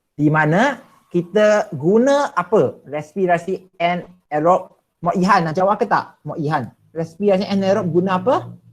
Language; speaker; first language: Malay; non-native, local second language; Chinese